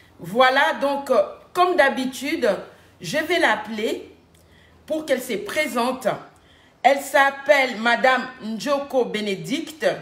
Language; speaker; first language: French; non-native, local second language; Lingala